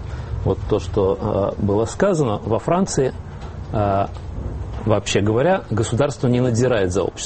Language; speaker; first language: Russian; native; Russian